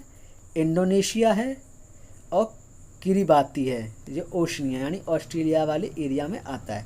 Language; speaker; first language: Hindi; native; Hindi